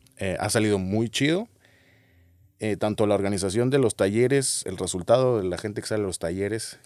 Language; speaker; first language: Spanish; native; Spanish